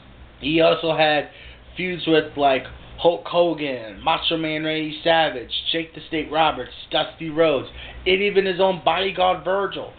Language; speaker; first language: English; native; English